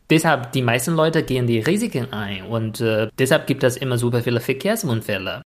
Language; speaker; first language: German; non-native, fluent; Chinese